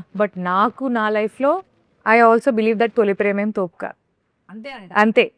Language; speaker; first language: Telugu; native; Telugu